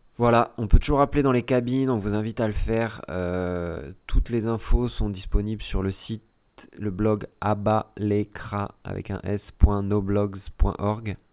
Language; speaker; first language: French; native; French